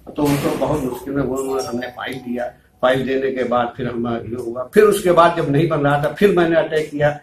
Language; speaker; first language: Hindi; native; Hindi